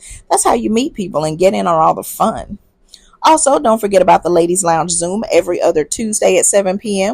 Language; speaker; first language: English; native; English